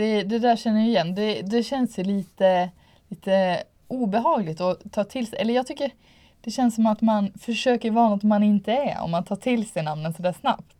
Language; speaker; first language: Swedish; native; Swedish